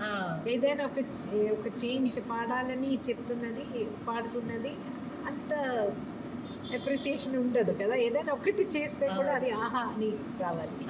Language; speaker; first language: Telugu; non-native, local second language; Malayalam